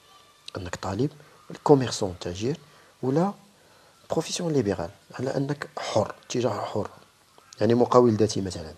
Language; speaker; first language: Arabic; native; Arabic